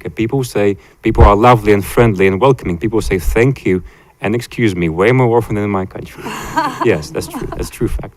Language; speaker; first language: English; non-native, fluent; Latvian